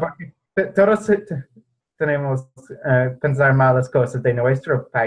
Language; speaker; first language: Spanish; non-native, fluent; English